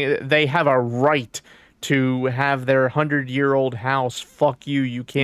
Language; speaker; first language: English; native; English